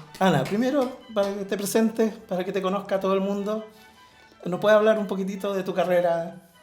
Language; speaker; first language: Spanish; native; Spanish